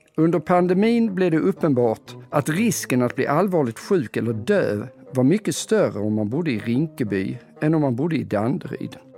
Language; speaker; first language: Swedish; native; Swedish